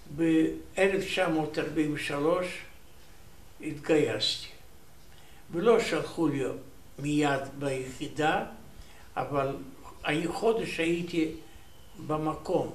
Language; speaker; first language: Hebrew; non-native, learner; Romanian